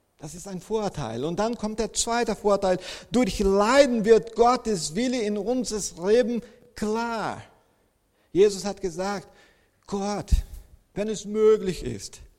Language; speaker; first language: German; non-native, fluent; Portuguese